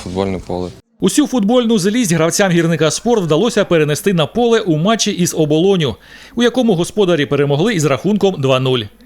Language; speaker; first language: Ukrainian; native; Ukrainian